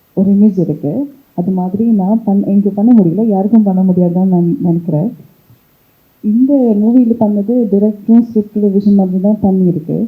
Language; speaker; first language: Tamil; early bilingual, heritage; Tamil